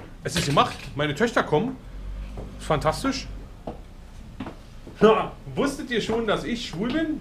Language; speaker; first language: German; native; German